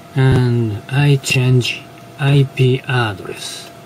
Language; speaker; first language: English; non-native, learner; Japanese